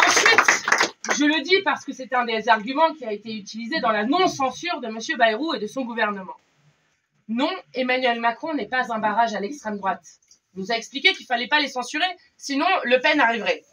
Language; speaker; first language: French; native; French